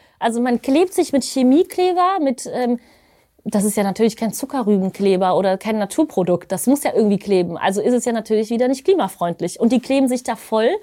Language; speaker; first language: German; native; German